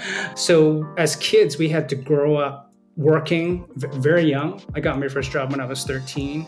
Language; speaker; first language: English; native; English